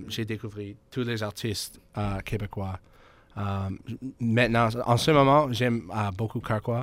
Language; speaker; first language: French; non-native, learner; English